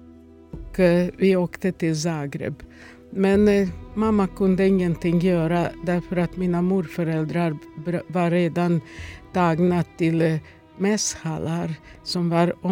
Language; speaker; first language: Swedish; non-native, fluent; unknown